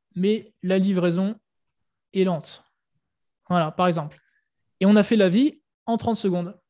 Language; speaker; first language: French; native; French